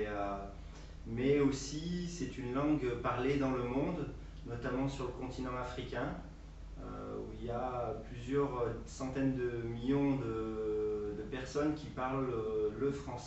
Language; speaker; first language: French; native; French